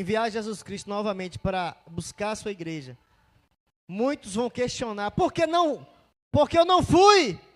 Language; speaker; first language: Portuguese; native; Portuguese